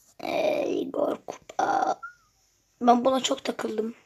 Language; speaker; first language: Turkish; native; Turkish